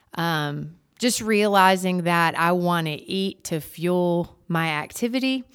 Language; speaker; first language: English; native; English